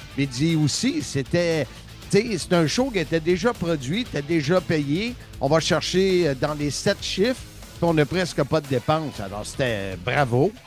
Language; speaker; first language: French; native; French